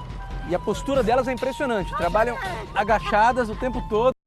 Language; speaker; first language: Portuguese; native; Portuguese